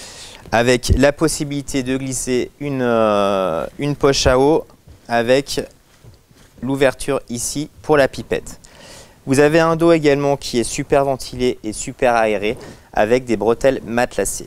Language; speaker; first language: French; native; French